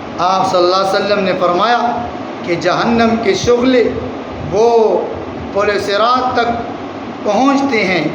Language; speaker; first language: Urdu; non-native, local second language; Pashto